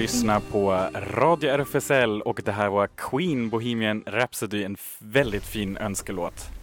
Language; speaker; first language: Swedish; native; Swedish